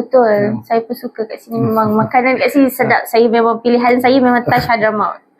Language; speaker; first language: Malay; native; Malay